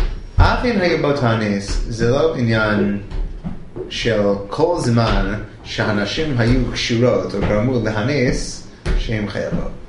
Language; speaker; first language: Hebrew; non-native, fluent; English